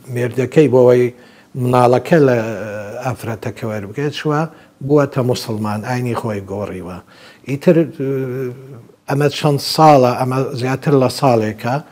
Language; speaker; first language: Central Kurdish; non-native, local second language; Assyrian Neo-Aramaic